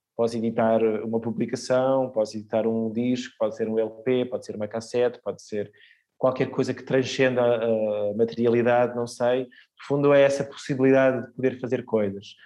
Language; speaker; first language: Portuguese; early bilingual, heritage; Portuguese